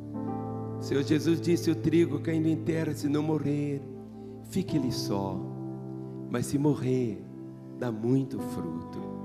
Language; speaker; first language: Portuguese; native; Portuguese